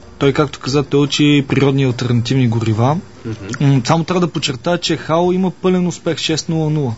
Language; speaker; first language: Bulgarian; native; Bulgarian